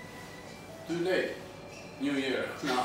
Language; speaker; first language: English; non-native, learner; Albanian